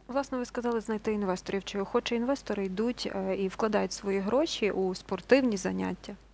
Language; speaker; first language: Ukrainian; native; Ukrainian